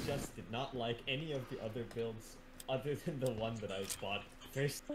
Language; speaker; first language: English; native; English